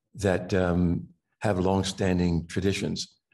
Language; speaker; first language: English; native; English